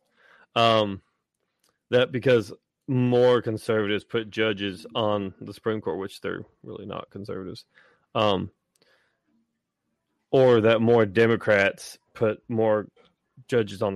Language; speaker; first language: English; native; English